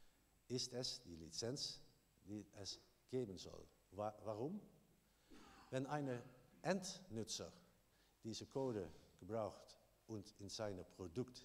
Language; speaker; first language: German; non-native, learner; Dutch